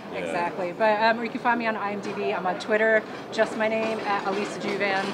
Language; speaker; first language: English; native; English